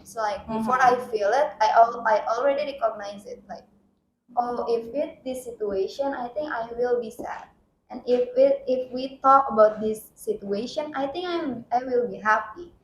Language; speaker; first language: English; non-native, learner; Indonesian